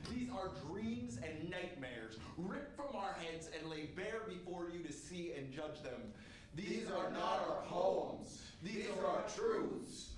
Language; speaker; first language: English; native; English